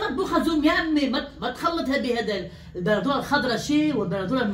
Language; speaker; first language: Arabic; native; Arabic